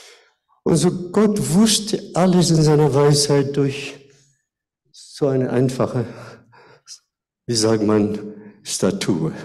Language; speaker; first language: German; non-native, fluent; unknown